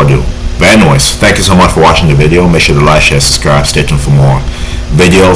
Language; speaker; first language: English; native; English